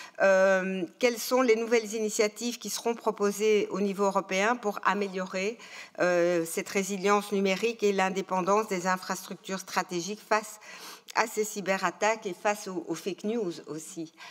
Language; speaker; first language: French; native; French